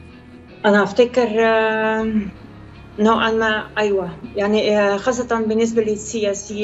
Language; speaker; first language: Arabic; non-native, fluent; Dutch